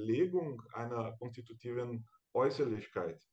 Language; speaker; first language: German; non-native, fluent; Portuguese